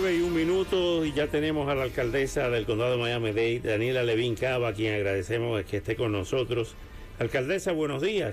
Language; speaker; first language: Spanish; native; Spanish